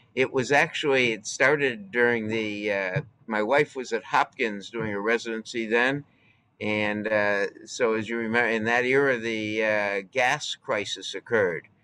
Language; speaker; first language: English; native; English